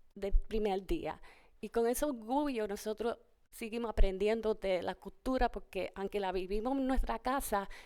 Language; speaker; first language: Spanish; early bilingual, heritage; Spanish